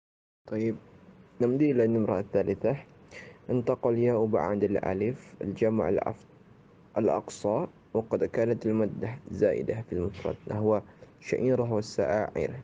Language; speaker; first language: Arabic; non-native, learner; Indonesian